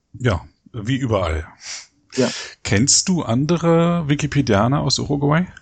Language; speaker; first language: German; native; German